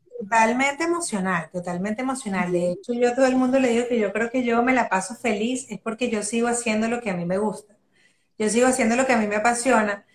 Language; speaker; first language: Spanish; native; Spanish